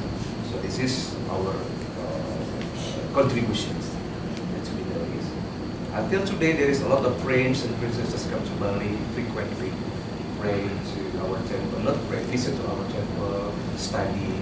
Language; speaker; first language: English; non-native, learner; Indonesian